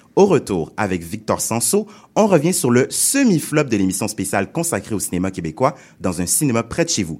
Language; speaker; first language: French; native; French